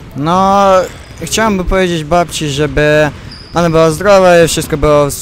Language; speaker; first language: Polish; early bilingual, other home language; Ukrainian